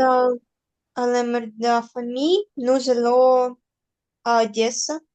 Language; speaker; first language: French; non-native, learner; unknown